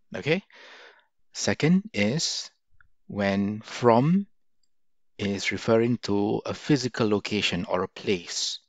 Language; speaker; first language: English; non-native, local second language; Malay